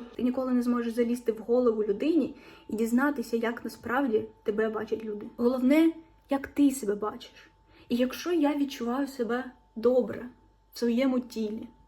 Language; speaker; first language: Ukrainian; non-native, local second language; Russian